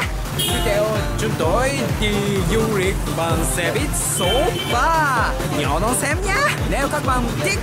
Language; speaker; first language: Vietnamese; non-native, learner; Japanese